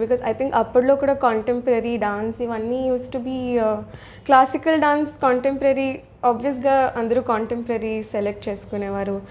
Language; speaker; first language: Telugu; early bilingual, heritage; Telugu